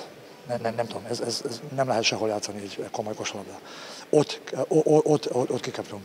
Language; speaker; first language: Hungarian; non-native, learner; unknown